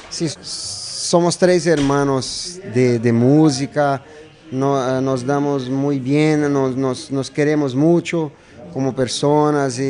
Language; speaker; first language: Spanish; non-native, fluent; Portuguese